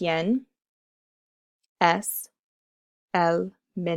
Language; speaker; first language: Spanish; non-native, fluent; English